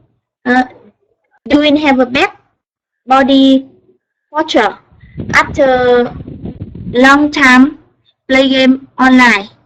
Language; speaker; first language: English; non-native, learner; Vietnamese